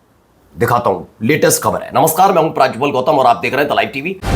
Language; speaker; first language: Hindi; native; Hindi